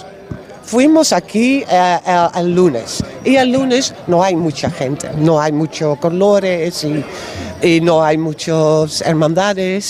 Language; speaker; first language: Spanish; non-native, learner; Dutch